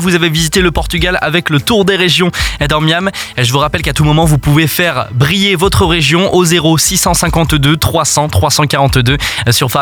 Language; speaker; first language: French; native; French